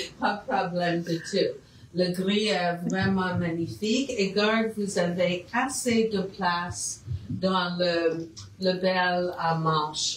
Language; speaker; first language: French; non-native, fluent; English